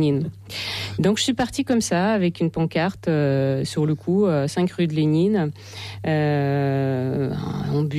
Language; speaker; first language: French; non-native, fluent; Russian